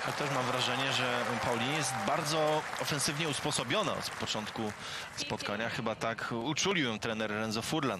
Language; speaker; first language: Polish; native; Polish